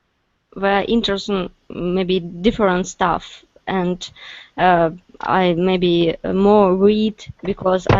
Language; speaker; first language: English; non-native, learner; Russian